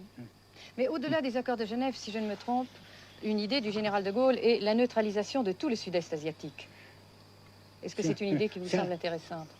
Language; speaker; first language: French; native; French